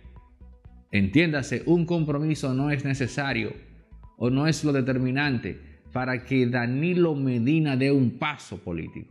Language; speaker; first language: Spanish; native; Spanish